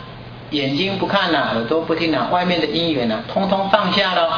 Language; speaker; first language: Chinese; native; Chinese